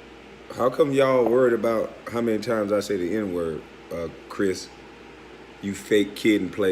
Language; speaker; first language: English; native; English